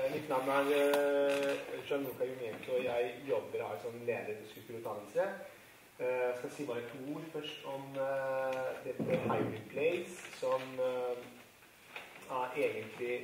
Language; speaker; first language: Norwegian; non-native, fluent; Italian